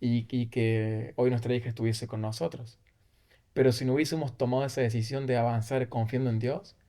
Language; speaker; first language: Spanish; native; Spanish